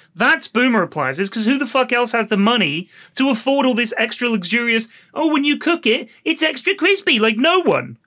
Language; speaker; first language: English; native; English